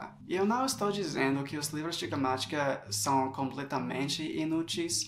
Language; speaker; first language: Portuguese; non-native, fluent; English